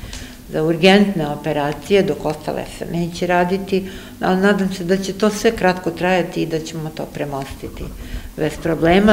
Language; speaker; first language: Serbian; native; Serbian